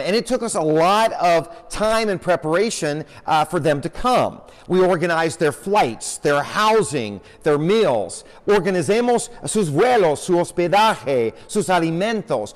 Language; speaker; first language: English; native; English